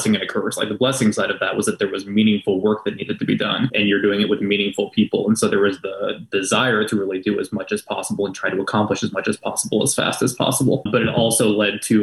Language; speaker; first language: English; native; English